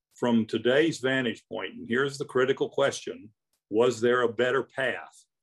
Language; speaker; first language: English; native; English